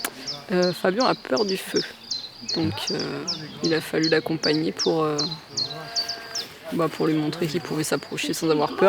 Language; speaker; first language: French; native; French